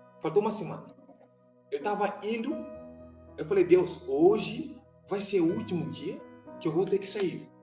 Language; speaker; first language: Portuguese; non-native, fluent; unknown